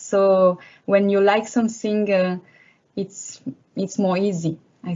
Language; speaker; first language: English; non-native, learner; French